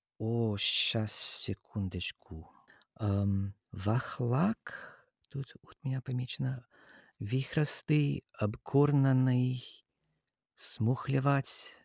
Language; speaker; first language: Russian; non-native, fluent; English